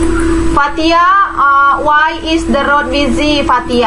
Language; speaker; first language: English; non-native, fluent; Indonesian